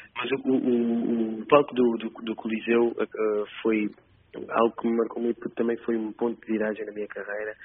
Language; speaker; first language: Portuguese; non-native, local second language; Kabuverdianu